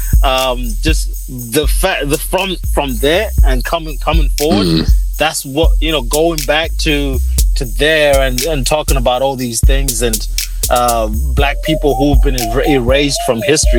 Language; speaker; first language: English; non-native, local second language; Shona